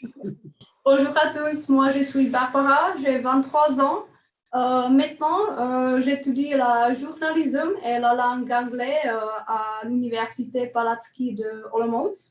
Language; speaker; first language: French; non-native, fluent; Czech